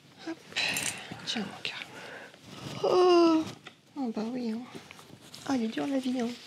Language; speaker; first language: French; native; French